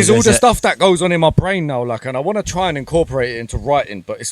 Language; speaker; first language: English; native; English